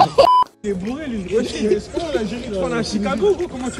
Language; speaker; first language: French; native; French